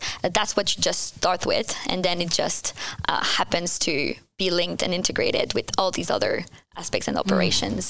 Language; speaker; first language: English; non-native, fluent; French